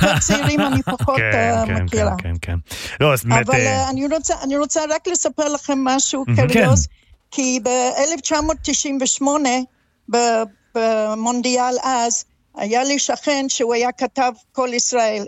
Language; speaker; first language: Hebrew; non-native, fluent; English